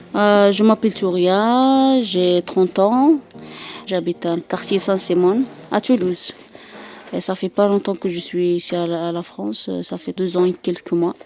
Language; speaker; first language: French; non-native, fluent; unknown